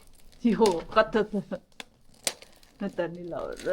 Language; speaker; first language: Finnish; non-native, learner; Filipino